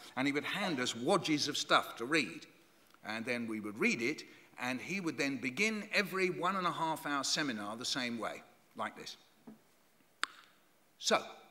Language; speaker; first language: English; native; English